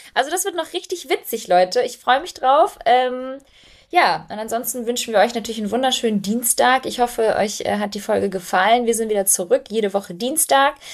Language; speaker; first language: German; early bilingual, other home language; Albanian